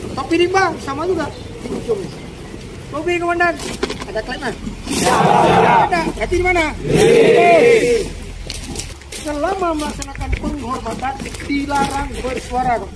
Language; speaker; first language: Indonesian; native; Indonesian